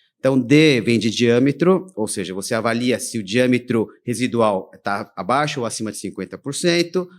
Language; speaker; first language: Portuguese; early bilingual, other home language; Korean